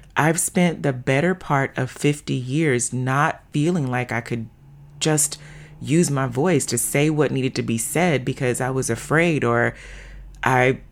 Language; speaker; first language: English; native; English